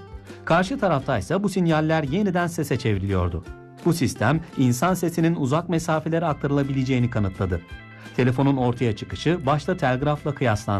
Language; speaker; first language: Turkish; native; Turkish